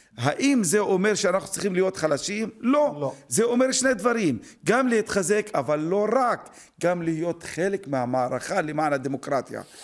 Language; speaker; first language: Hebrew; non-native, local second language; Arabic